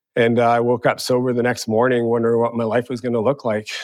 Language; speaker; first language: English; native; English